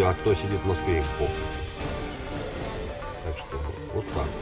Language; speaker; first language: Russian; native; Russian